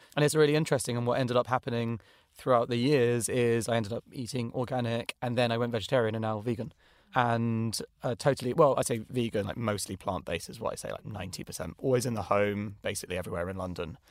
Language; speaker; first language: English; native; English